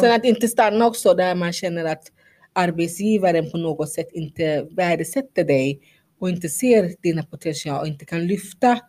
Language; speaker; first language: Swedish; non-native, fluent; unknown